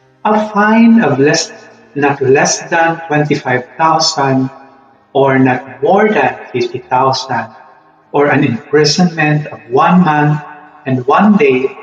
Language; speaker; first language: English; non-native, local second language; Filipino